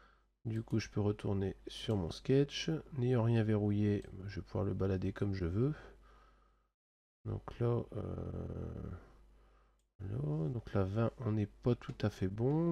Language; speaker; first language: French; native; French